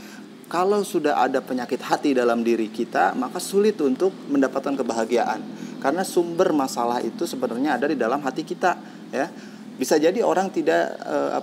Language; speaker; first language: Indonesian; native; Indonesian